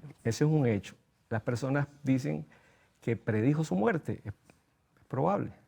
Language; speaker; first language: Spanish; native; Spanish